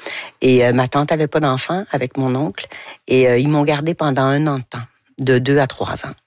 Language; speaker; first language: French; native; French